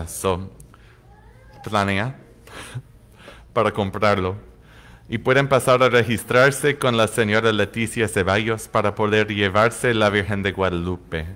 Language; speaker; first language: Spanish; non-native, fluent; English